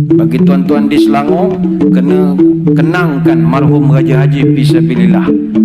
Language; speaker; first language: Malay; native; Malay